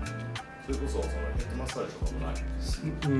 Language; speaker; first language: Japanese; native; Japanese